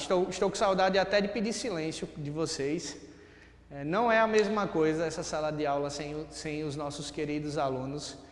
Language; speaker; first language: Portuguese; native; Portuguese